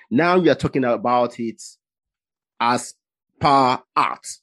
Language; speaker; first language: English; non-native, local second language; Igbo